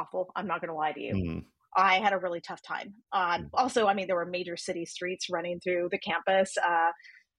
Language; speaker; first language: English; native; English